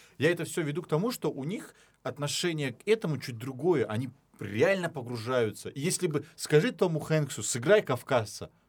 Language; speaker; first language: Russian; non-native, local second language; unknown